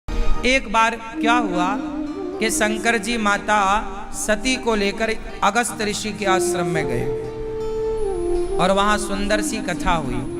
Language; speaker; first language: Hindi; native; Hindi